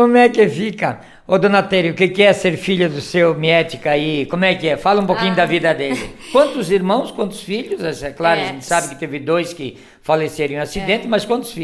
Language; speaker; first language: Portuguese; native; Portuguese